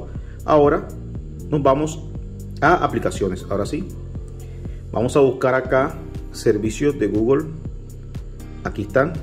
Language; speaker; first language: Spanish; native; Spanish